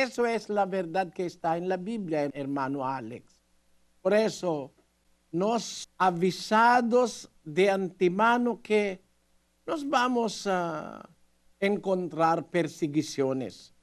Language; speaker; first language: Spanish; non-native, learner; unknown